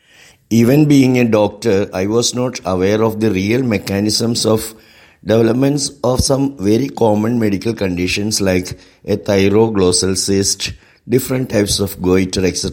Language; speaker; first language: English; non-native, local second language; Malayalam